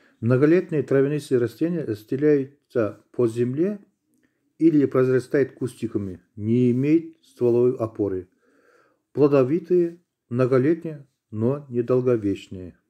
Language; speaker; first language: Russian; non-native, local second language; Kazakh